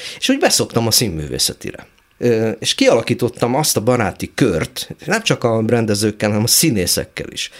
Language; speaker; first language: Hungarian; native; Hungarian